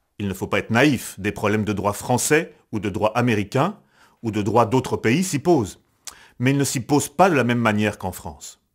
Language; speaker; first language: French; native; French